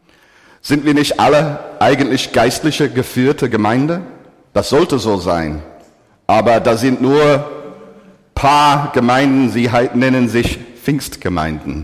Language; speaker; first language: German; non-native, fluent; English